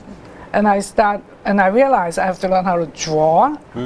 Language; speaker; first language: English; non-native, local second language; Cantonese